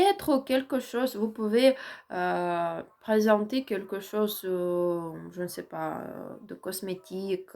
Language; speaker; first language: French; non-native, learner; Ukrainian